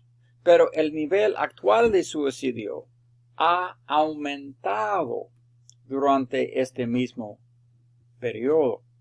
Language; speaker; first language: Spanish; non-native, fluent; English